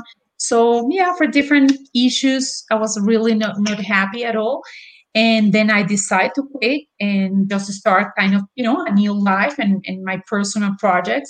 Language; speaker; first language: English; non-native, fluent; Spanish